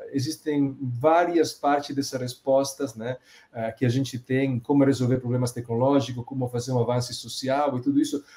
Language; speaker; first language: Portuguese; non-native, fluent; Italian